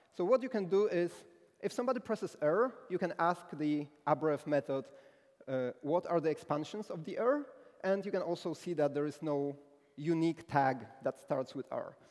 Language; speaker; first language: English; non-native, fluent; Polish